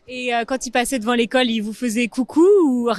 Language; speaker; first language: French; native; French